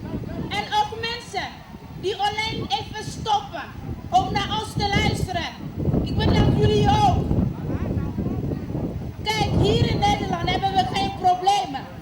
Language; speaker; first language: Dutch; non-native, fluent; French